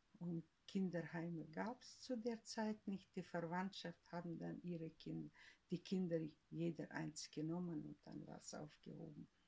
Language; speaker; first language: German; early bilingual, heritage; German